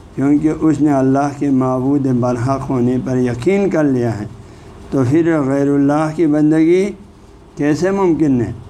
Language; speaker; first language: Urdu; non-native, local second language; Balti